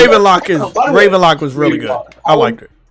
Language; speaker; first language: English; native; English